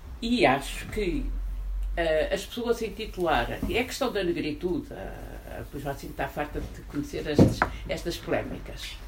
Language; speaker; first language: Portuguese; native; Portuguese